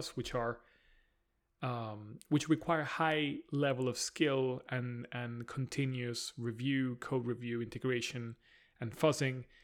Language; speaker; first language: English; non-native, fluent; Spanish